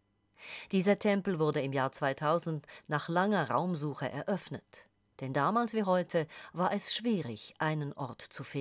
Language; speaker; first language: German; native; German